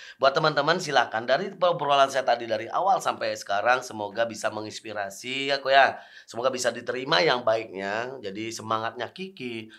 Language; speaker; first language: Indonesian; native; Indonesian